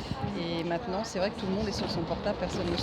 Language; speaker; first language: French; native; French